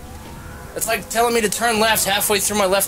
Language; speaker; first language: English; native; English